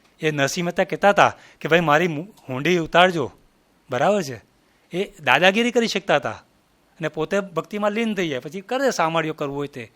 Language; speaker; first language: Gujarati; native; Gujarati